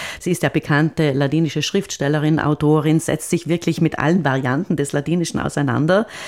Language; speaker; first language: German; native; German